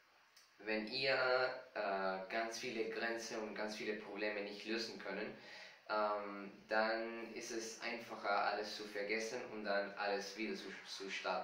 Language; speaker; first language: German; non-native, fluent; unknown